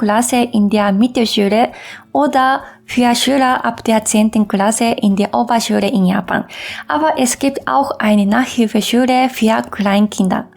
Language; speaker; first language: German; non-native, fluent; Japanese